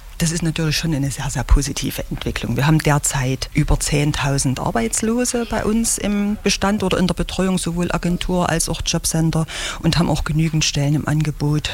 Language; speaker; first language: German; native; German